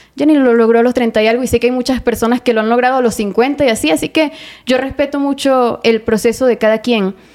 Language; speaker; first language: Spanish; native; Spanish